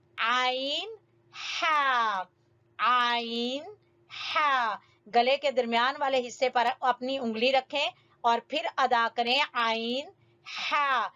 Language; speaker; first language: Urdu; native; Urdu